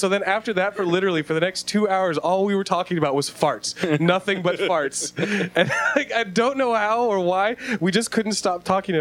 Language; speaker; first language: English; native; English